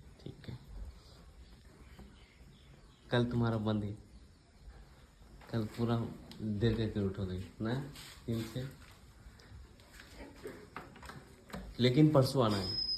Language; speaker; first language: Hindi; native; Hindi